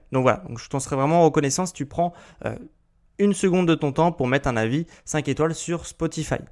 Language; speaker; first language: French; native; French